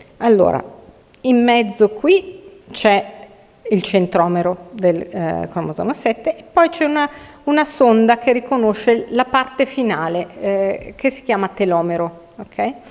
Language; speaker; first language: Italian; native; Italian